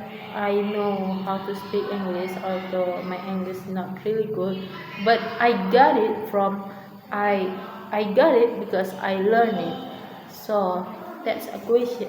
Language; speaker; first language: English; non-native, learner; Indonesian